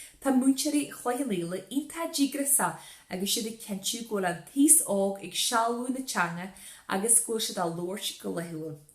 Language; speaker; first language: Irish; native; Irish